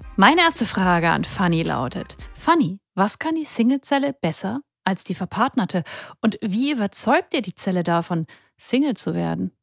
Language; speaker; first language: German; native; German